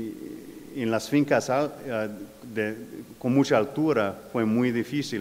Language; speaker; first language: Spanish; non-native, fluent; English